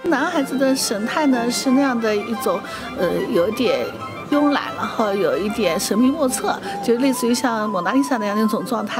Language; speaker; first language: Chinese; native; Chinese